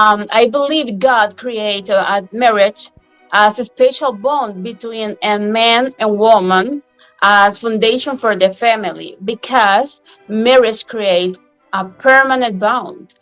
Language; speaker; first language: English; non-native, learner; Spanish